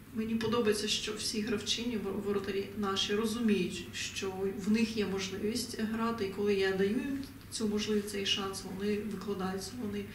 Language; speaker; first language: Ukrainian; native; Ukrainian